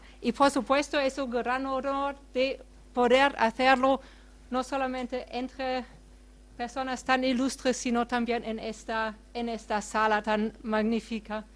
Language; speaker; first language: Spanish; non-native, fluent; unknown